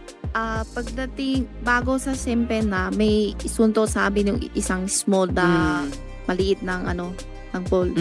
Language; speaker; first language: Filipino; non-native, learner; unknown